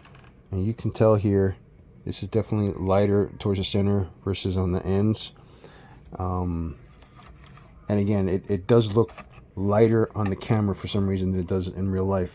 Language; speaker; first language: English; native; English